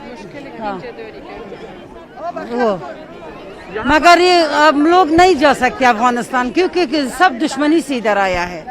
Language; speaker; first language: Hindi; non-native, learner; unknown